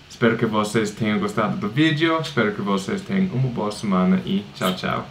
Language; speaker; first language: Portuguese; non-native, fluent; English